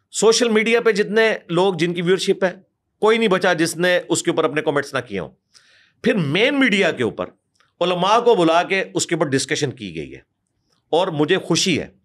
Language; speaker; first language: Urdu; non-native, local second language; Punjabi